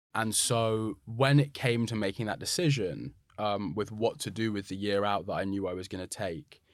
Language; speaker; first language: English; native; English